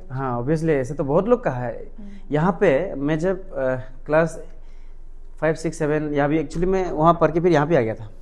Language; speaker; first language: Hindi; non-native, local second language; Mising